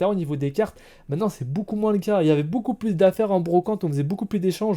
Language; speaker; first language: French; native; French